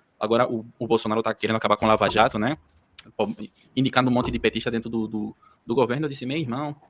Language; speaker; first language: Portuguese; early bilingual, heritage; Portuguese